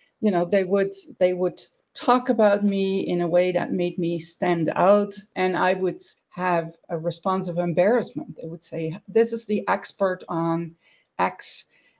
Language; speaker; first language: English; non-native, fluent; Dutch